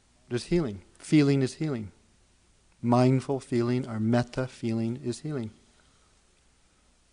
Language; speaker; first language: English; native; English